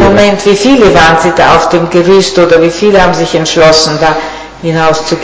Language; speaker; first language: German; non-native, fluent; Italian